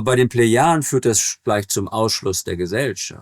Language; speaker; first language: German; native; German